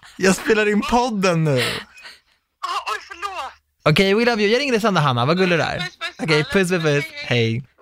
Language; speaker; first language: Swedish; native; Swedish